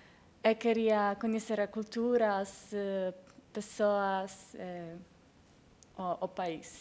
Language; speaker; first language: Portuguese; non-native, learner; Polish